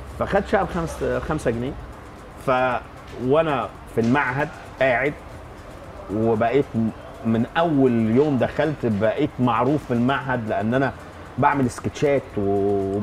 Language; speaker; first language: Arabic; native; Arabic